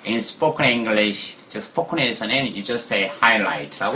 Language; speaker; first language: English; non-native, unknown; Korean